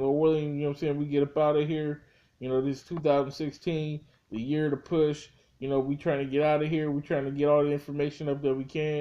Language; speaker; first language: English; native; English